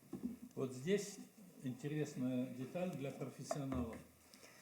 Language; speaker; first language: Russian; native; Russian